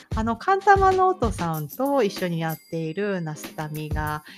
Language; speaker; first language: Japanese; native; Japanese